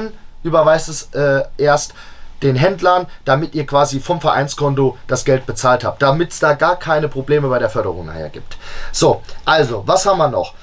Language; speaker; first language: German; native; German